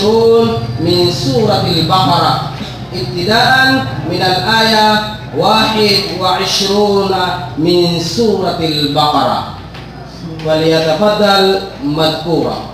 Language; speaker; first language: Arabic; non-native, learner; Maranao